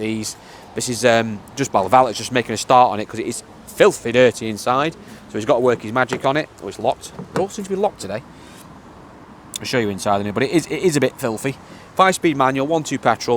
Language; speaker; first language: English; native; English